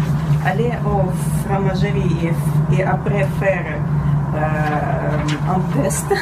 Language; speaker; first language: French; non-native, fluent; Russian